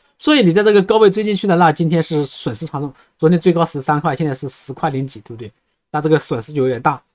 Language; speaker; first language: Chinese; native; Chinese